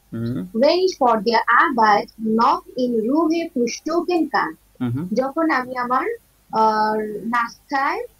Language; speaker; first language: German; non-native, learner; Bangla